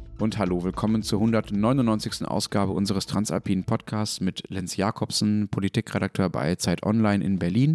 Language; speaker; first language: German; native; German